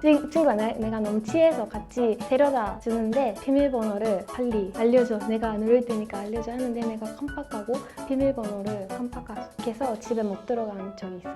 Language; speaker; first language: Korean; non-native, learner; Japanese